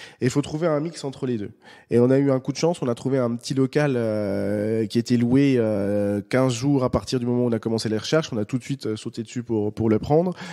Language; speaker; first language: French; native; French